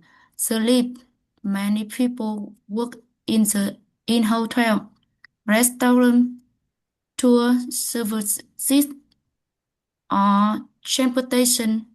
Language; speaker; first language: English; non-native, learner; Vietnamese